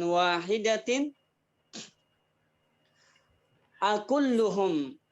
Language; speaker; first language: Arabic; non-native, learner; Indonesian